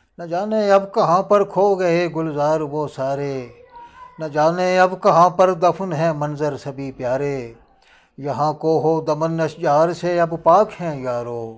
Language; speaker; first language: Urdu; non-native, local second language; Northern Hindko